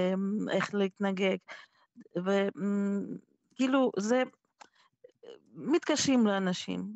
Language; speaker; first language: Hebrew; non-native, fluent; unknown